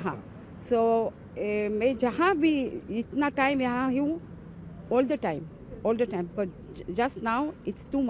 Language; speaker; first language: Hindi; early bilingual, heritage; Hindi